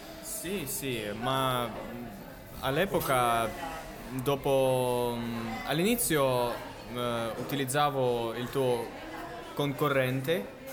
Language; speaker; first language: Italian; non-native, fluent; Russian